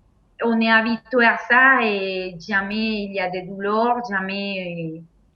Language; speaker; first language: French; non-native, fluent; Spanish